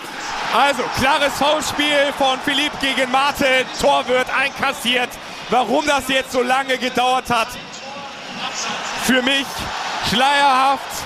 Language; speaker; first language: German; native; German